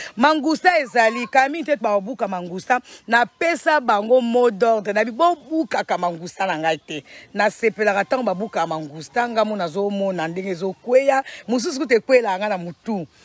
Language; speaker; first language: Lingala; non-native, local second language; Kongo